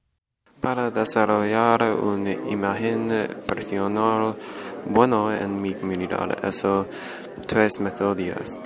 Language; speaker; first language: Spanish; non-native, learner; English